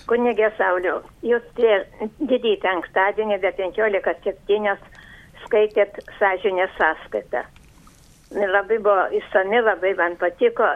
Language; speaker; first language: Lithuanian; non-native, local second language; Polish